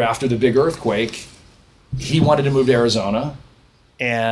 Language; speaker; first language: English; native; English